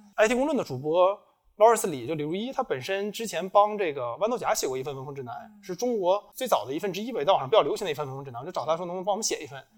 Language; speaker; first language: Chinese; native; Chinese